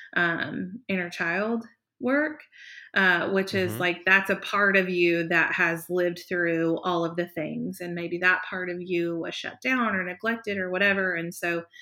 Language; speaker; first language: English; native; English